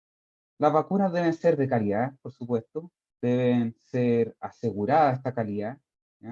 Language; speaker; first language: Spanish; native; Spanish